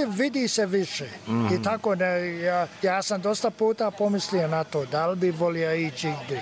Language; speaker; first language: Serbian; early bilingual, heritage; Serbian